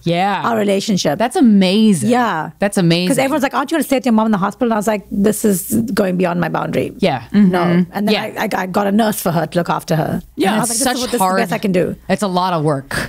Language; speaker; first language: English; native; English